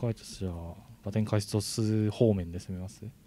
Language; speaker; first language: Japanese; native; Japanese